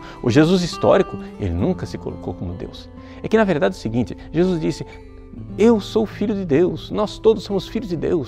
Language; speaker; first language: Portuguese; native; Portuguese